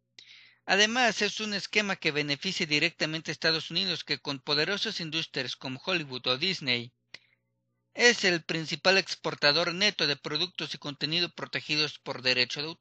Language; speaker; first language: Spanish; native; Spanish